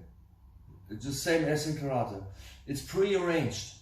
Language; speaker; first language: English; non-native, fluent; German